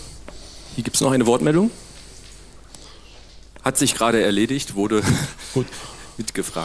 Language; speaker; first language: German; native; German